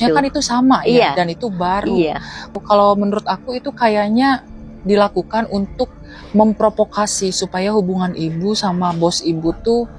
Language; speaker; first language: Indonesian; native; Indonesian